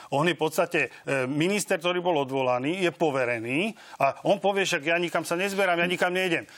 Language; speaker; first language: Slovak; native; Slovak